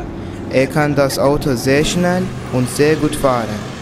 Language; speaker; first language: German; non-native, learner; Turkish